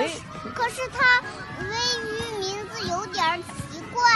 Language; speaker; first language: Chinese; non-native, local second language; Uyghur